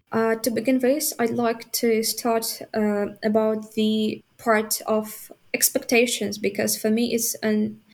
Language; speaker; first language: English; non-native, fluent; Ukrainian